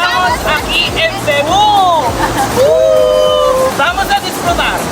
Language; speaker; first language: Spanish; non-native, learner; Filipino